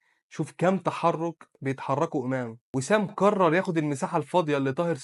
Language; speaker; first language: Arabic; native; Arabic